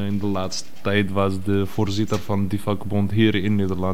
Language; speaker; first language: Dutch; non-native, fluent; Arabic